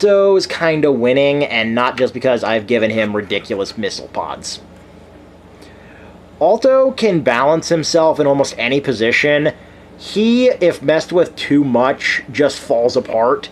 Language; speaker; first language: English; native; English